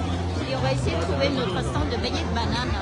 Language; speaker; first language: French; early bilingual, other home language; Vietnamese